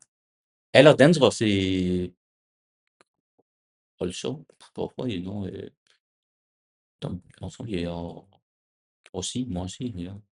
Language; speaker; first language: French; non-native, learner; English